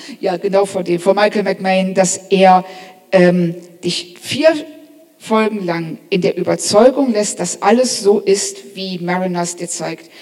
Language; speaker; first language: German; native; German